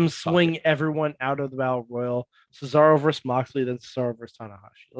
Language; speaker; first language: English; native; English